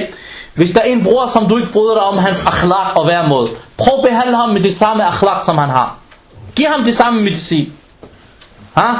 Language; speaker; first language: Danish; non-native, local second language; Arabic